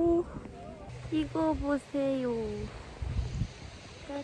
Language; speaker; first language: Korean; native; Korean